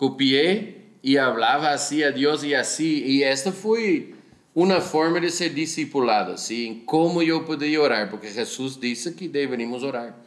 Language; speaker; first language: Spanish; non-native, learner; Dutch